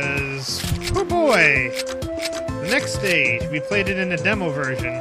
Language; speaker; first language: English; native; English